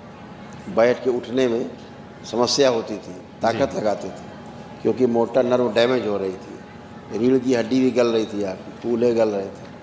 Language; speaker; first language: Hindi; native; Hindi